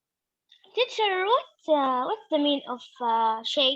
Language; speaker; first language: English; non-native, learner; Arabic